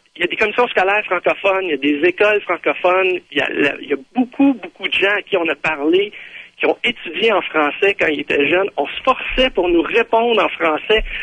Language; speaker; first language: French; native; French